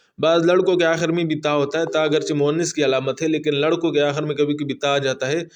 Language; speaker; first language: Urdu; non-native, local second language; Pashto